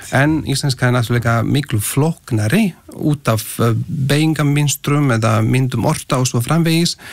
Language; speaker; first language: Icelandic; non-native, fluent; Slovak